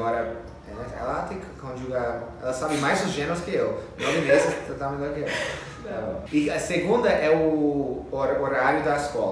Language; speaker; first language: Portuguese; non-native, fluent; English